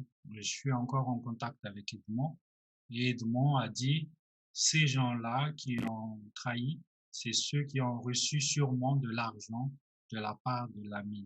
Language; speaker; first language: French; non-native, local second language; Malagasy